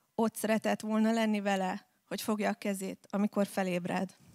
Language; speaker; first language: Hungarian; native; Hungarian